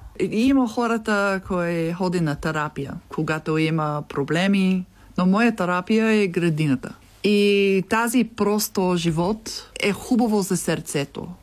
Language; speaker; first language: Bulgarian; non-native, learner; English